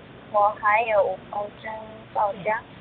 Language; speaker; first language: Chinese; non-native, learner; Korean